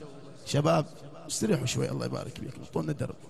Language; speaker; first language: Arabic; native; Arabic